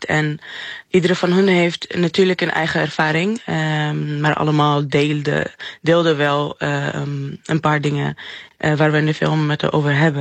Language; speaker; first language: Dutch; non-native, fluent; Arabic